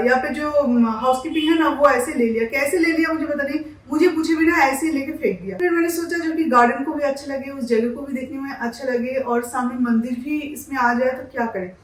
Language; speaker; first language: Hindi; non-native, local second language; Bangla